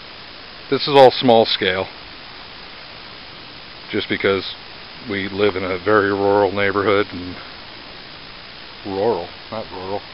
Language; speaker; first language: English; native; English